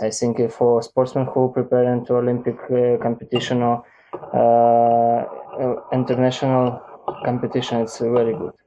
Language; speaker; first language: English; non-native, learner; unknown